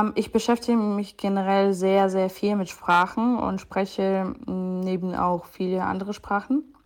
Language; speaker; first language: German; non-native, fluent; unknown